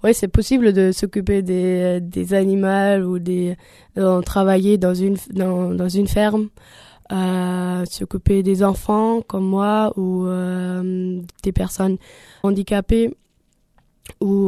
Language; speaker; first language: French; non-native, learner; German